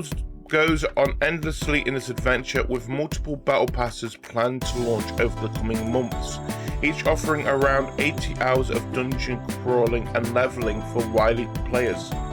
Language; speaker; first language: English; native; English